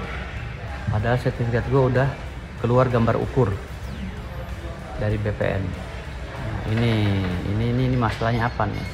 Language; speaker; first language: Indonesian; native; Indonesian